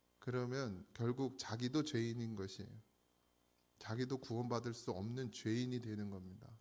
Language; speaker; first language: Korean; native; Korean